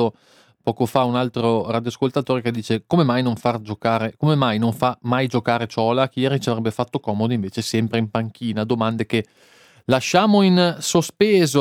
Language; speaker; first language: Italian; native; Italian